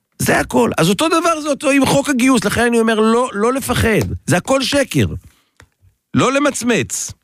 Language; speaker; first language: Hebrew; native; Hebrew